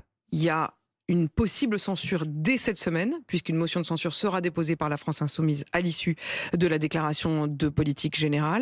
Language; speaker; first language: French; native; French